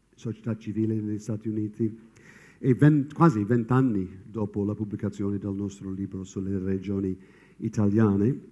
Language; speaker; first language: Italian; non-native, fluent; English